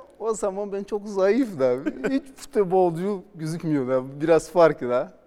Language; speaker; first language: Turkish; non-native, learner; Portuguese